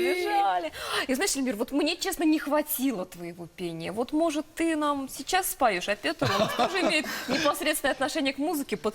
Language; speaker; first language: Russian; native; Russian